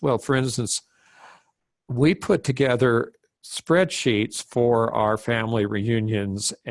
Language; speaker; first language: English; native; English